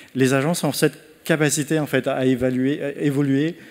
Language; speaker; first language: French; non-native, fluent; Danish